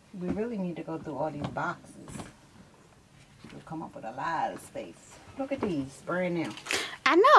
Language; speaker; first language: English; native; English